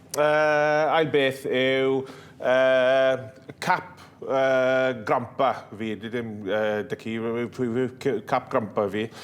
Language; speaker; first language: Welsh; non-native, local second language; English